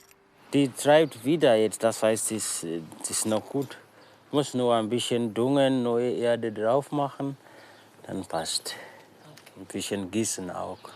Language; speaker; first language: German; non-native, learner; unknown